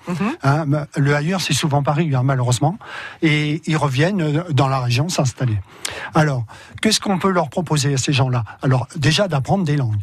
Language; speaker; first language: French; native; French